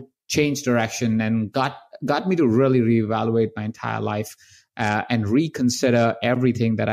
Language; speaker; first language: English; non-native, local second language; Hindi